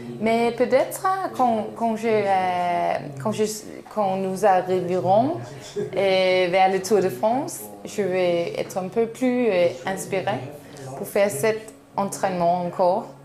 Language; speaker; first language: French; non-native, learner; Danish